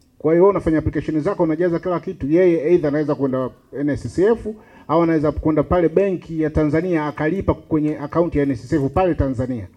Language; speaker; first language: Swahili; native; Swahili